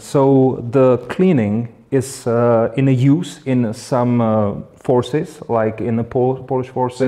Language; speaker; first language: English; non-native, fluent; Czech